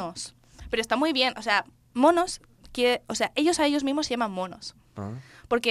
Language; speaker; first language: Spanish; native; Spanish